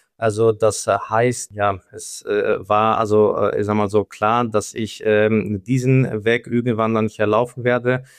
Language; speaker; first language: German; non-native, fluent; Greek